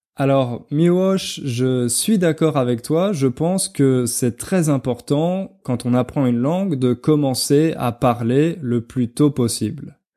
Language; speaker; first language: French; native; French